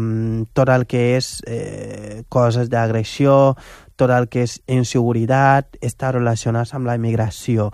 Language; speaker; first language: Catalan; non-native, fluent; Wolof